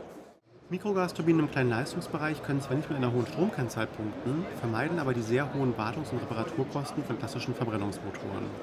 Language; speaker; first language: German; native; German